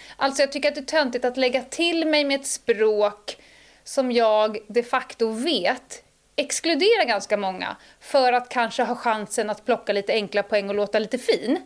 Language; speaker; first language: Swedish; native; Swedish